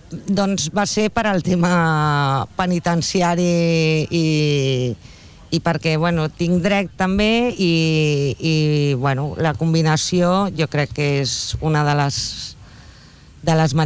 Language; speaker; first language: Catalan; non-native, local second language; Spanish